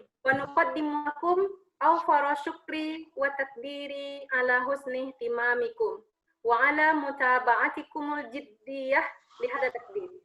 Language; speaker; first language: Arabic; non-native, fluent; Indonesian